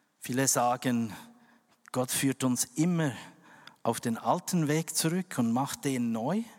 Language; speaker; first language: German; non-native, fluent; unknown